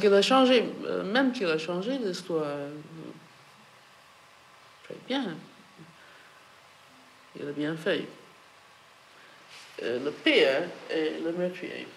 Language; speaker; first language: French; non-native, fluent; English